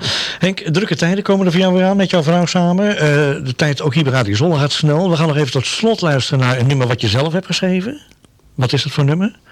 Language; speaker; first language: Dutch; native; Dutch